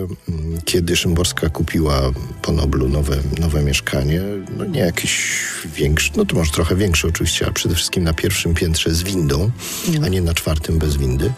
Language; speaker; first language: Polish; native; Polish